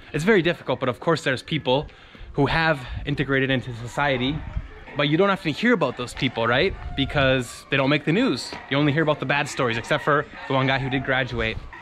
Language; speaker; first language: English; native; English